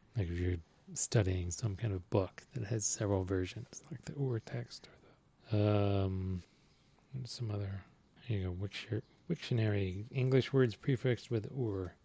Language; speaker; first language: English; native; English